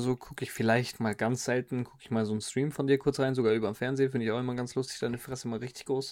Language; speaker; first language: German; native; German